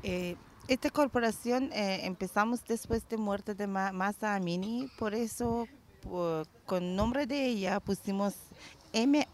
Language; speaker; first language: Spanish; non-native, learner; Persian